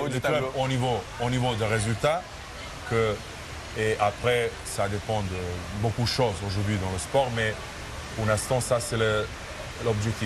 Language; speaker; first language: French; non-native, fluent; Serbian